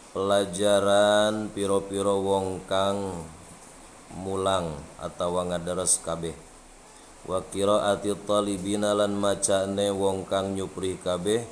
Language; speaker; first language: Javanese; non-native, local second language; Sundanese